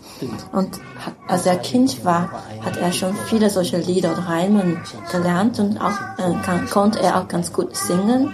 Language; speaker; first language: German; non-native, fluent; Chinese